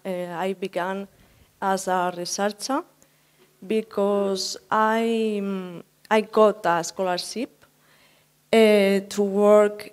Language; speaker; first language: English; non-native, learner; Spanish